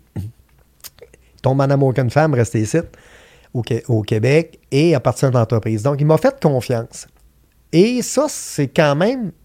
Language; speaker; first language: French; native; French